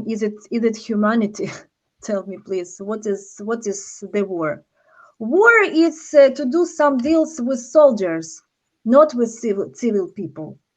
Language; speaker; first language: English; non-native, learner; Ukrainian